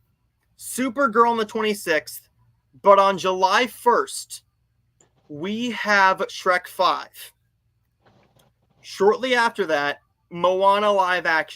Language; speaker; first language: English; native; English